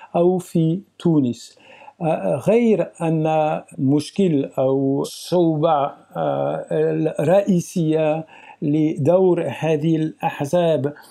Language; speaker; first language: Arabic; non-native, fluent; French